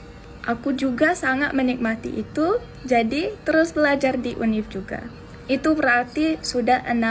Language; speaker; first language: Indonesian; non-native, fluent; English